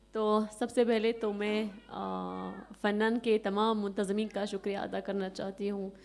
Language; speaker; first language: Urdu; non-native, fluent; Arabic